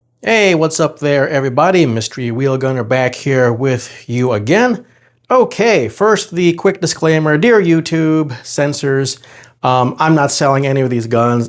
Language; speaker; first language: English; native; English